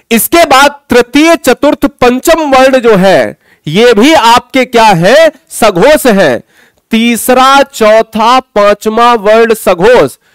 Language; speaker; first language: Hindi; native; Hindi